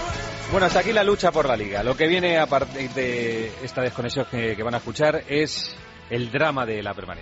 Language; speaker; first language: Spanish; native; Spanish